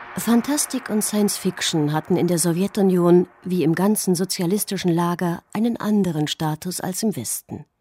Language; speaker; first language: German; native; German